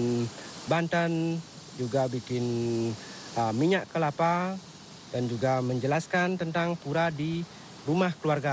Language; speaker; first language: Indonesian; non-native, local second language; Balinese